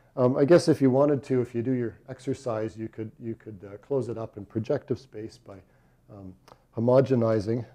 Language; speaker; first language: English; native; English